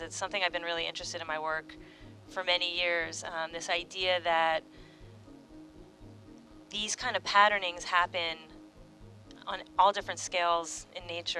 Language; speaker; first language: English; native; English